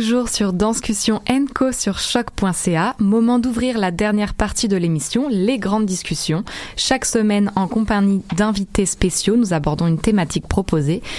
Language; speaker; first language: French; native; French